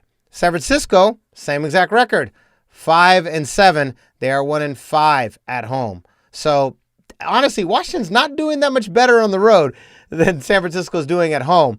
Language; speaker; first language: English; native; English